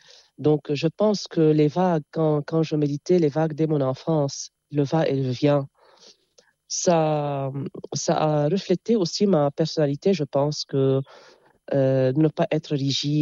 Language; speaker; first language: French; non-native, local second language; Arabic